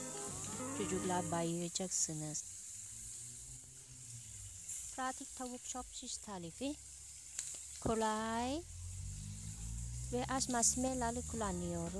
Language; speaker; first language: Turkish; non-native, learner; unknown